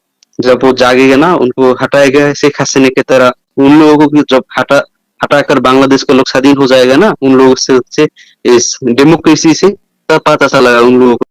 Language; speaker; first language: Hindi; non-native, fluent; Bangla